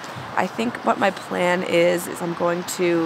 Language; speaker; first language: English; native; English